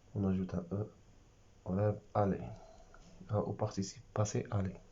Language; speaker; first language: French; non-native, local second language; Arabic